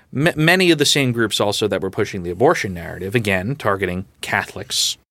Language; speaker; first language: English; native; English